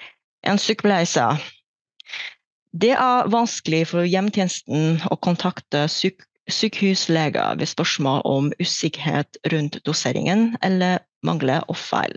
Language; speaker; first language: Norwegian; non-native, fluent; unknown